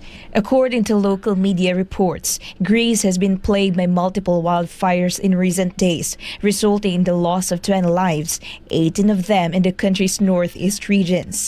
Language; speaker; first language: English; non-native, local second language; Filipino